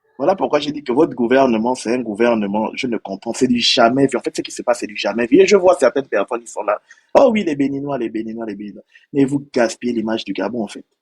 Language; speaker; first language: French; native; French